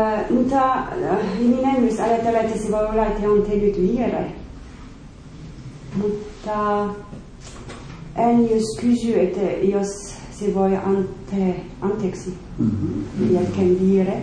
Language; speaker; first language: Finnish; non-native, learner; French